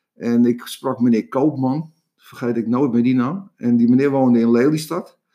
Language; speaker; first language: Dutch; native; Dutch